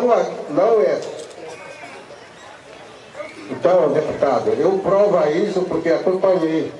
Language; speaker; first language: Portuguese; non-native, local second language; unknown